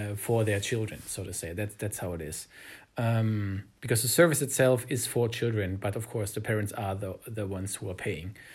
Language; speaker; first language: English; non-native, fluent; German